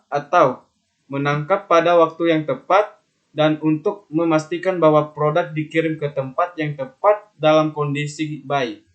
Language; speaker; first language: Indonesian; native; Indonesian